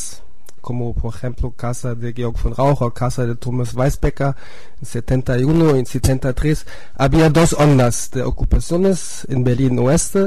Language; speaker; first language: Spanish; non-native, fluent; German